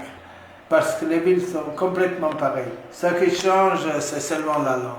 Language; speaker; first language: French; non-native, fluent; Italian